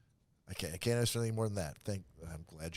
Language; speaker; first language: English; native; English